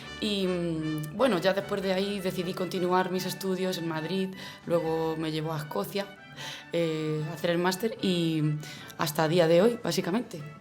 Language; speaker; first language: Spanish; native; Spanish